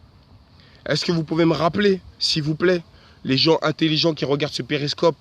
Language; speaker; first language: French; native; French